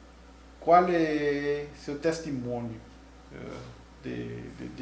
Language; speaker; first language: Portuguese; non-native, learner; Spanish